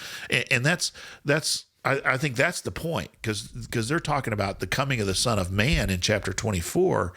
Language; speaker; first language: English; native; English